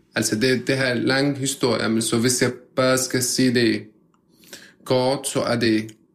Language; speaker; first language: Danish; non-native, fluent; Arabic